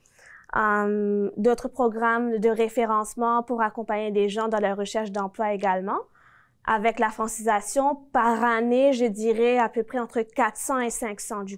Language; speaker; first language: French; native; French